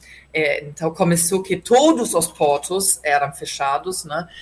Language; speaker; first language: Portuguese; non-native, fluent; German